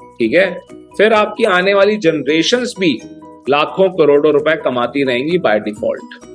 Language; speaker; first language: Hindi; native; Hindi